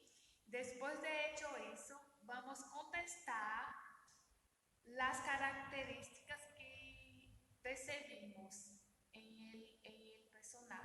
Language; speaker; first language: Spanish; non-native, learner; Portuguese